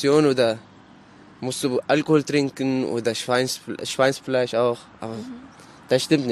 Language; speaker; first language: German; non-native, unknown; Arabic